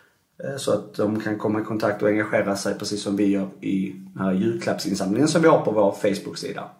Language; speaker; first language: Swedish; native; Swedish